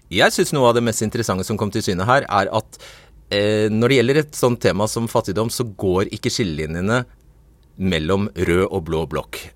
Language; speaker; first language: Norwegian; native; Norwegian